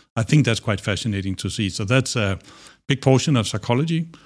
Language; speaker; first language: English; non-native, fluent; Danish